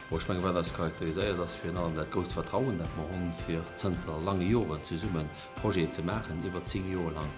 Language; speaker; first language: German; non-native, local second language; Luxembourgish